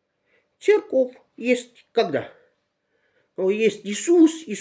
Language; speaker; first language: Russian; non-native, learner; Romanian